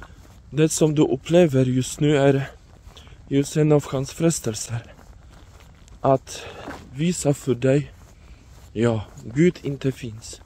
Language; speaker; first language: Swedish; non-native, fluent; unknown